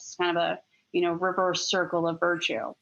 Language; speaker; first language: English; native; English